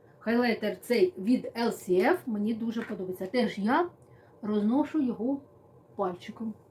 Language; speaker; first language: Ukrainian; native; Ukrainian